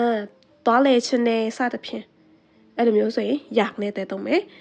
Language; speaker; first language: Burmese; native; Burmese